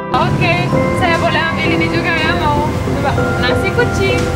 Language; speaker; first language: Indonesian; non-native, fluent; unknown